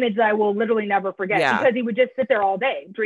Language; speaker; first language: English; native; English